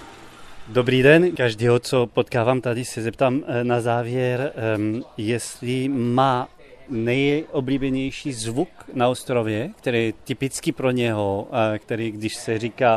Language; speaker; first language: Czech; non-native, fluent; French